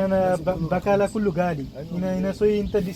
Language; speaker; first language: Arabic; non-native, learner; Bangla